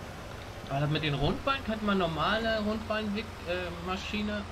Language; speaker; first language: German; native; German